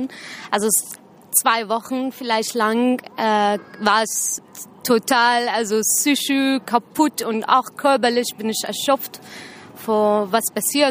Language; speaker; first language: German; non-native, learner; Arabic